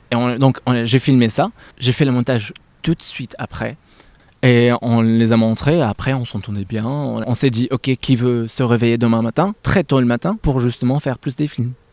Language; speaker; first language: French; non-native, fluent; Arabic